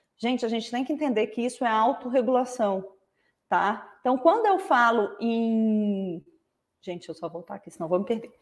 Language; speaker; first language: Portuguese; native; Portuguese